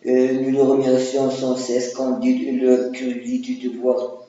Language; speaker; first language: French; non-native, local second language; Arabic